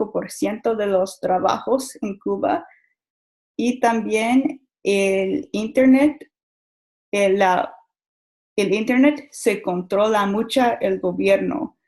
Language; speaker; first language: Spanish; non-native, learner; English